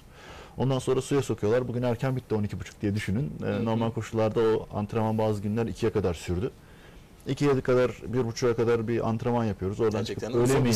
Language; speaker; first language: Turkish; native; Turkish